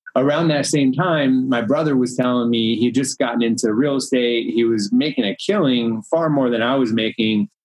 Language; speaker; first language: English; early bilingual, other home language; Hindi